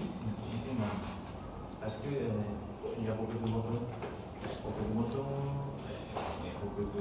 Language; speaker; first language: French; non-native, learner; Khmer